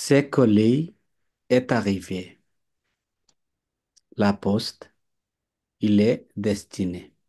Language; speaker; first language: French; non-native, fluent; Bangla